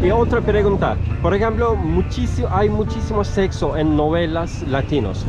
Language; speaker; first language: Spanish; non-native, learner; Turkish